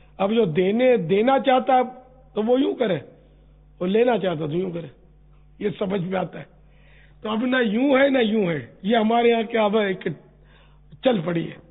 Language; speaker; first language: Urdu; non-native, local second language; Memoni